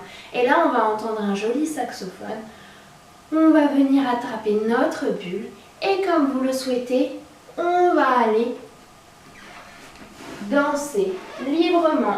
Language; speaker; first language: French; native; French